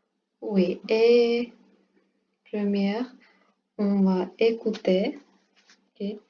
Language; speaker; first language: French; non-native, learner; Portuguese